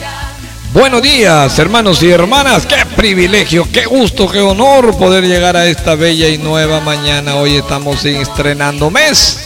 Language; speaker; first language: Spanish; native; Spanish